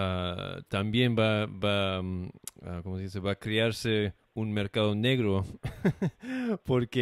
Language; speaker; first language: Spanish; non-native, learner; English